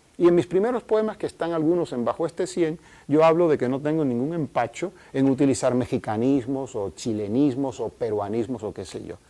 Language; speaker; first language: Spanish; native; Spanish